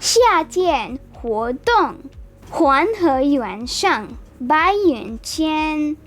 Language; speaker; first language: Chinese; non-native, learner; English